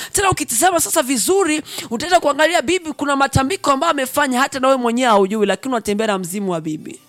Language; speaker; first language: Swahili; non-native, local second language; Rundi